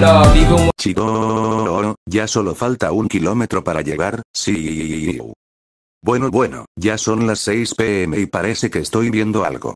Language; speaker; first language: Spanish; native; Spanish